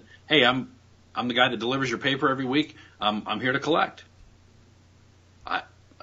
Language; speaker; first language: English; native; English